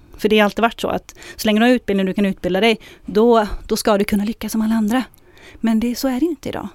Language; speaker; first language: Swedish; early bilingual, other home language; Arabic